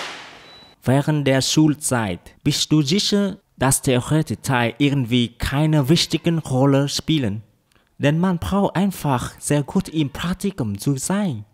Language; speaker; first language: German; non-native, learner; Vietnamese